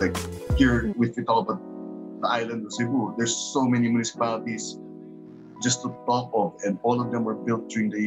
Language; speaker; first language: English; non-native, local second language; Filipino